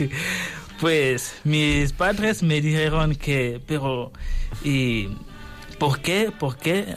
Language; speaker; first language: Spanish; non-native, fluent; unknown